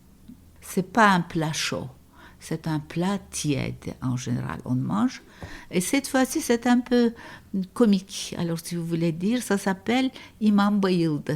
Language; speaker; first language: French; non-native, fluent; Turkish